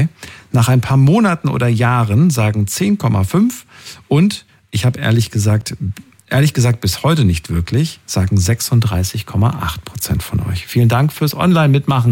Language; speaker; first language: German; native; German